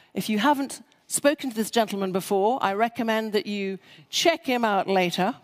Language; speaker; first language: English; native; English